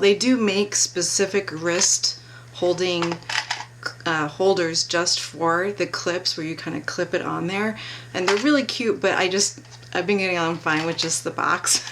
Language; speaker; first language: English; native; English